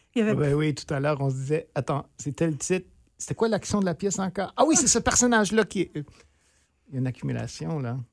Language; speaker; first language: French; native; French